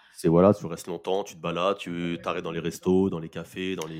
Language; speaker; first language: French; native; French